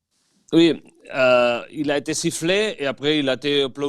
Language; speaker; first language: French; non-native, fluent; Catalan